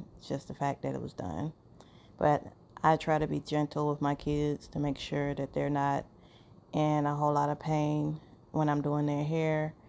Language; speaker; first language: English; native; English